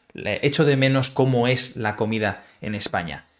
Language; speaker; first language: Spanish; native; Spanish